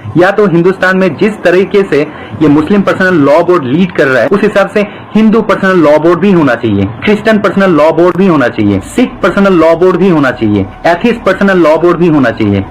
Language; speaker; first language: Hindi; non-native, fluent; Bangla